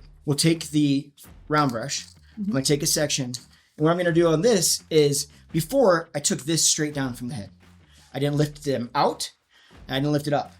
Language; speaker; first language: English; native; English